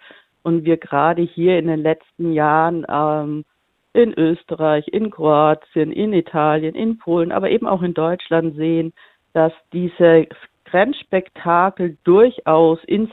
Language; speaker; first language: German; native; German